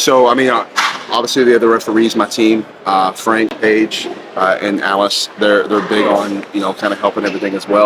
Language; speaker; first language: English; native; English